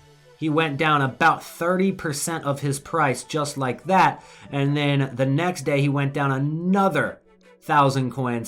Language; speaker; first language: English; native; English